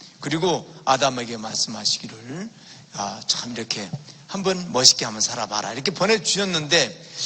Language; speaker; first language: Korean; native; Korean